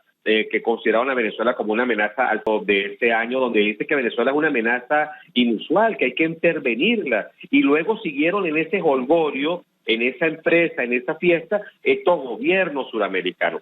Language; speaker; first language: Spanish; native; Spanish